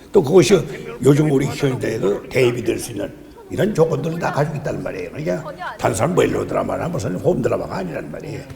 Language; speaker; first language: Korean; native; Korean